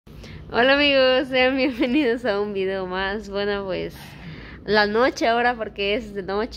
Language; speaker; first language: Spanish; native; Spanish